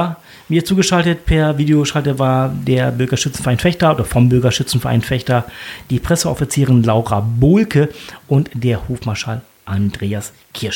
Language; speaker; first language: German; native; German